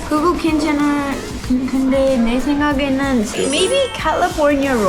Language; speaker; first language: Korean; non-native, learner; English